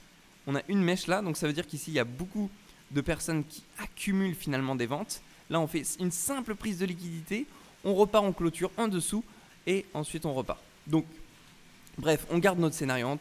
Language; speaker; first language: French; native; French